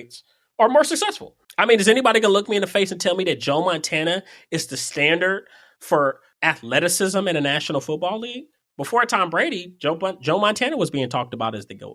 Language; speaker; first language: English; native; English